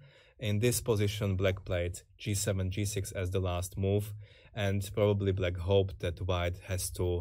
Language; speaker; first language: English; non-native, fluent; Slovak